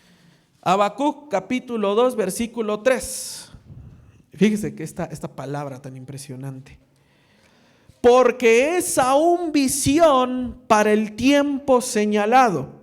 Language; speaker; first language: Spanish; native; Spanish